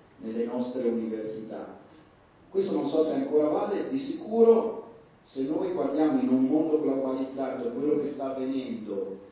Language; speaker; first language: Italian; native; Italian